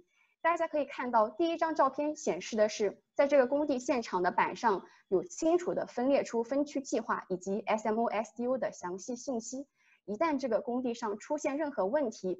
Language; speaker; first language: Chinese; native; Chinese